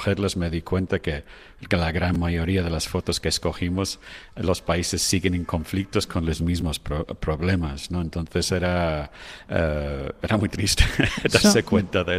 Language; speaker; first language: Spanish; non-native, fluent; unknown